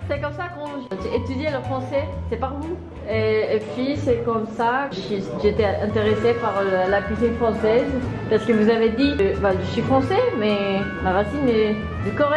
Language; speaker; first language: French; non-native, learner; Korean